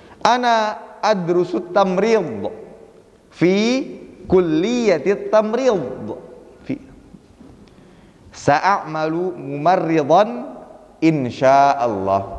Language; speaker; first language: Arabic; non-native, fluent; Indonesian